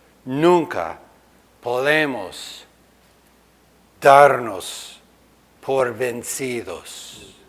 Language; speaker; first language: Spanish; non-native, fluent; English